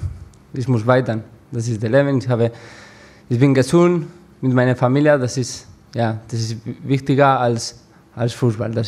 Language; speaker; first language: German; non-native, learner; Spanish